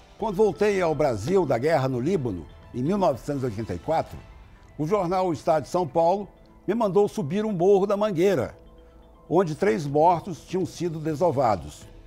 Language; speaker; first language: Portuguese; native; Portuguese